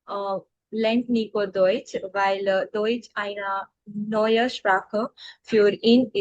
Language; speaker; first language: German; non-native, learner; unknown